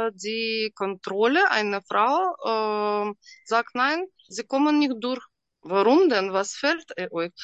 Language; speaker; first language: German; non-native, learner; Russian